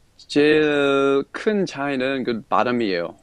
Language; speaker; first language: Korean; non-native, learner; English